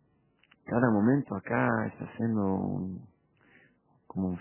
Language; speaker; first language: Spanish; non-native, fluent; Portuguese